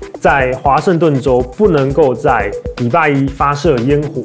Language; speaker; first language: Chinese; native; Chinese